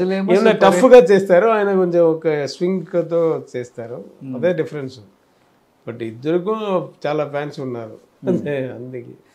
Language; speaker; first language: Telugu; non-native, learner; Tamil